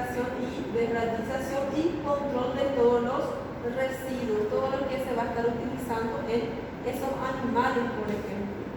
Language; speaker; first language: Spanish; native; Spanish